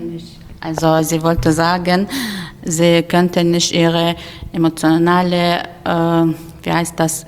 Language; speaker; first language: German; non-native, fluent; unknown